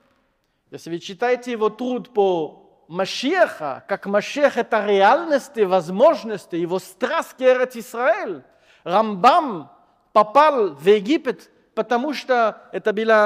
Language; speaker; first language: Russian; non-native, fluent; French